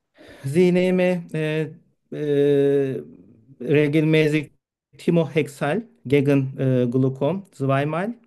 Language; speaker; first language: German; non-native, learner; Turkish